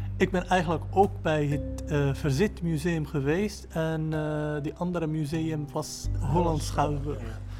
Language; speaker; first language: Dutch; non-native, learner; Arabic